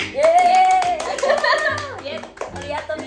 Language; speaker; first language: Japanese; non-native, fluent; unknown